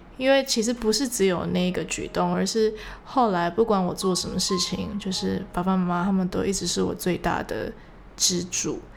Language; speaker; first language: Chinese; early bilingual, heritage; Chinese